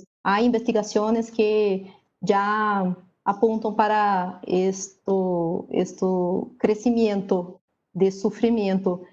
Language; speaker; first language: Spanish; non-native, learner; Portuguese